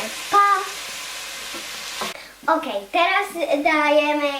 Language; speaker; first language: Polish; early bilingual, heritage; Polish